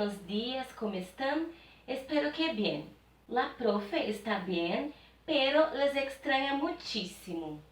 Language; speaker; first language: Spanish; non-native, fluent; Portuguese